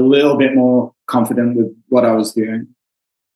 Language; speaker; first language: English; native; English